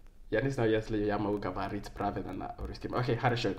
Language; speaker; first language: Russian; non-native, learner; English